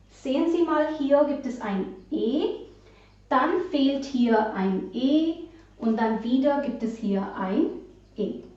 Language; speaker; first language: German; non-native, fluent; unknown